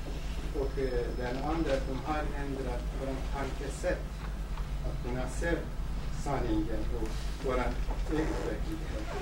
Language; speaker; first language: Swedish; non-native, fluent; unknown